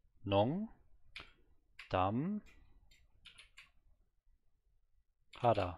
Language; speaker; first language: Korean; non-native, learner; German